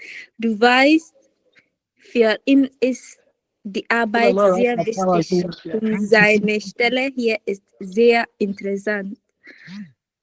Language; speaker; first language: German; non-native, learner; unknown